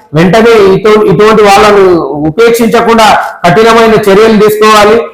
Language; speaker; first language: Telugu; native; Telugu